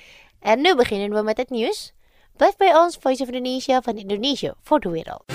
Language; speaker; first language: Dutch; non-native, fluent; Indonesian